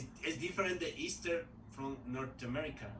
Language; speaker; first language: English; non-native, learner; Spanish